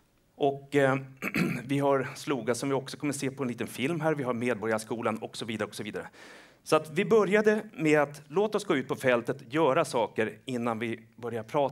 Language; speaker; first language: Swedish; native; Swedish